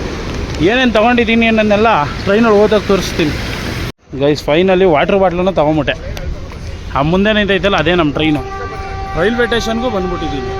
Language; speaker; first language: Kannada; native; Kannada